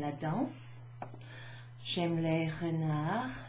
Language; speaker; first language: French; non-native, fluent; English